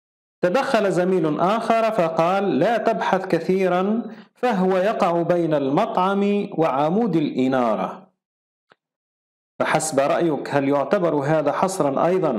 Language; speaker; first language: Arabic; native; Arabic